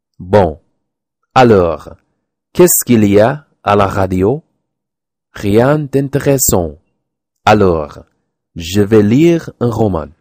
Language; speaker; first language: French; non-native, learner; English